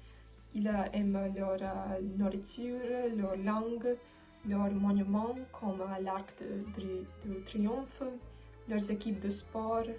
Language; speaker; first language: French; non-native, learner; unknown